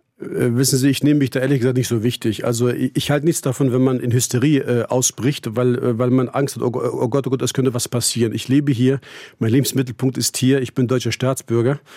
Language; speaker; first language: German; early bilingual, other home language; Turkish